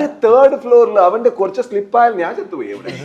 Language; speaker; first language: Malayalam; non-native, learner; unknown